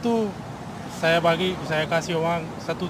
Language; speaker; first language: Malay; non-native, learner; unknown